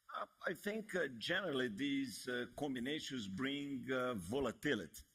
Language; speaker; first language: English; non-native, fluent; Portuguese